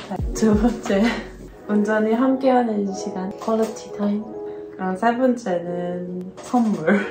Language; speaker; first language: Korean; non-native, learner; Dutch